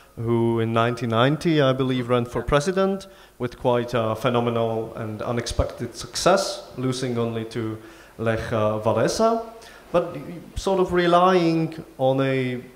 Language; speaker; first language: English; non-native, fluent; Slovak